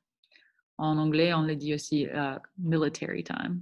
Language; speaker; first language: French; non-native, fluent; English